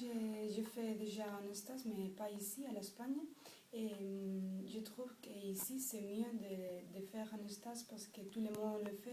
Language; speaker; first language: French; non-native, fluent; Spanish